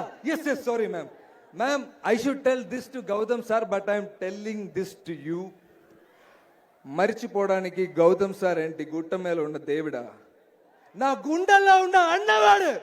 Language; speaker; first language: Telugu; non-native, learner; Malayalam